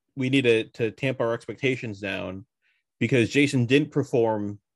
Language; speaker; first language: English; early bilingual, other home language; Spanish